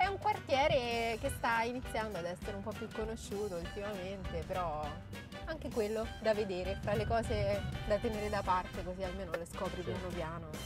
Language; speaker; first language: Italian; native; Italian